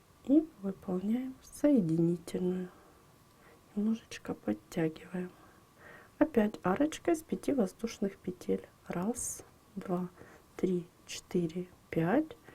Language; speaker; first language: Russian; native; Russian